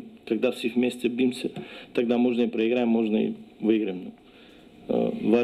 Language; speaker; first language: Russian; non-native, learner; Bulgarian